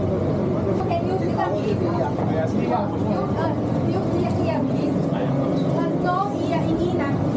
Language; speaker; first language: English; non-native, learner; Chinese